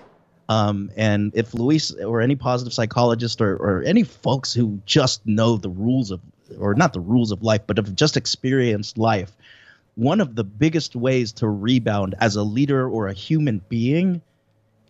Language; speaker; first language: English; native; English